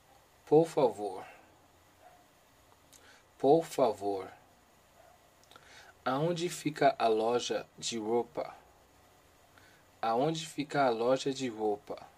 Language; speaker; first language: Portuguese; non-native, learner; Haitian Creole